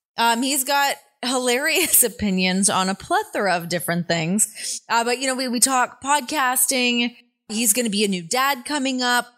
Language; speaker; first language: English; native; English